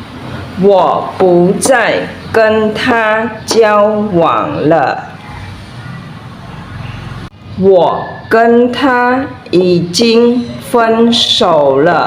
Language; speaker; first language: Chinese; non-native, fluent; Khmer